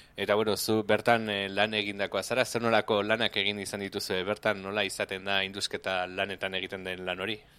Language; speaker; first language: Basque; native; Basque